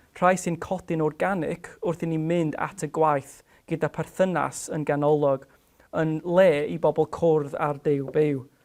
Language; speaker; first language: Welsh; non-native, fluent; English